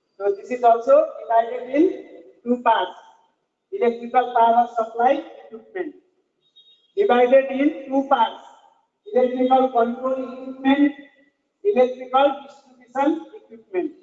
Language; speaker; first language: English; non-native, learner; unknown